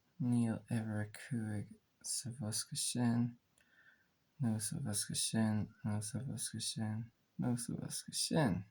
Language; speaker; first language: Irish; non-native, local second language; English